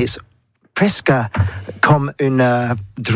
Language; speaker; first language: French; non-native, learner; English